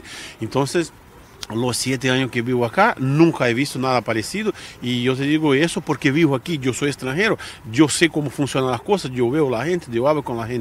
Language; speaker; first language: Spanish; non-native, fluent; Portuguese